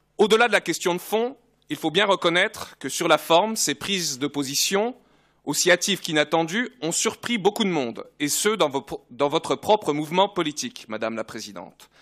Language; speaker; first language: French; native; French